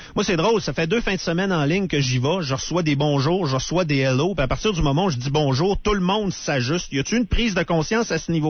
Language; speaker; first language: French; native; French